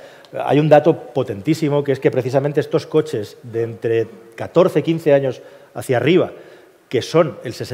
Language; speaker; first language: Spanish; native; Spanish